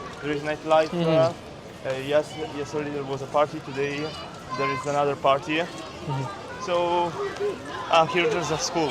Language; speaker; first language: English; non-native, fluent; Italian